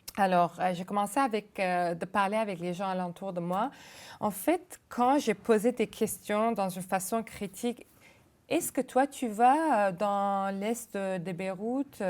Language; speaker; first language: French; non-native, local second language; Arabic